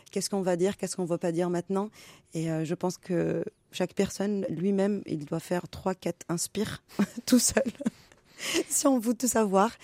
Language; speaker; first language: French; non-native, fluent; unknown